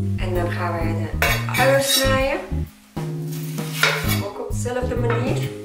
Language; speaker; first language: Dutch; non-native, learner; Persian